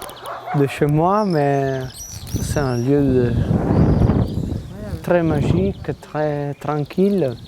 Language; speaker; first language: French; non-native, learner; Italian